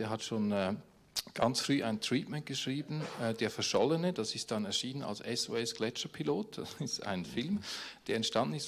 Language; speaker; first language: German; native; German